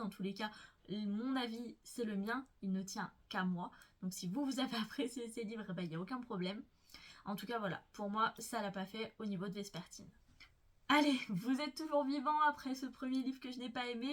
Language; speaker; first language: French; native; French